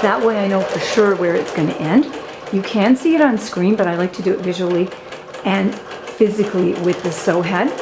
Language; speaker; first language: English; native; English